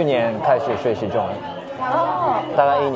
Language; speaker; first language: Chinese; non-native, learner; Japanese